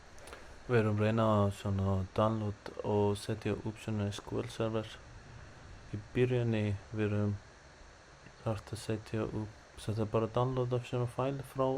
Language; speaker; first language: Icelandic; non-native, learner; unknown